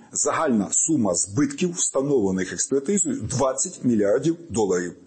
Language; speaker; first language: Ukrainian; native; Ukrainian